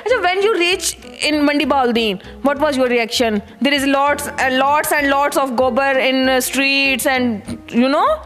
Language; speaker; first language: English; non-native, learner; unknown